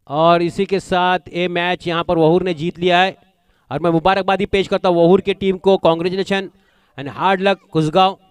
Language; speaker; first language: Hindi; non-native, local second language; Marathi